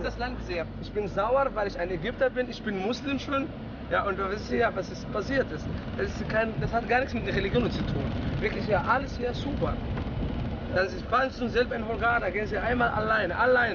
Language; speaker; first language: German; non-native, fluent; Arabic